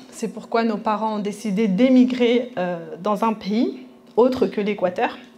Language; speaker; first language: French; early bilingual, other home language; Spanish